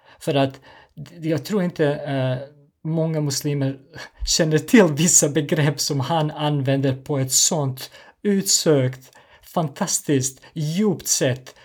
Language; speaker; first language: Swedish; non-native, fluent; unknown